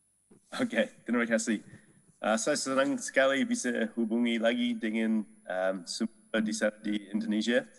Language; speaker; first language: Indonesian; non-native, fluent; English